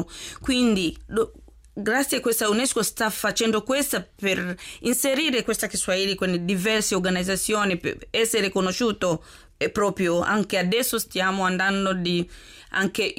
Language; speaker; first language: Italian; non-native, learner; Swahili